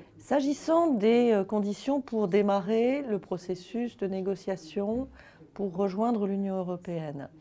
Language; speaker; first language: French; native; French